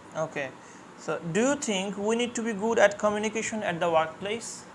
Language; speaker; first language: English; non-native, fluent; Bangla